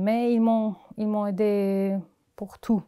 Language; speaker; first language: French; non-native, learner; Turkish